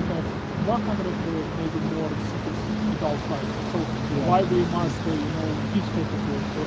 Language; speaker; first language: English; non-native, learner; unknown